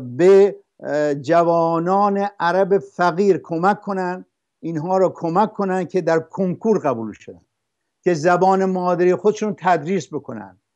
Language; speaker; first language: Persian; non-native, local second language; Arabic